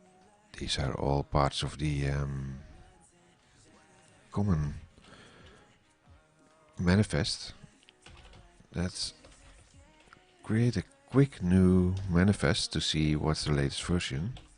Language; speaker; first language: English; non-native, fluent; Dutch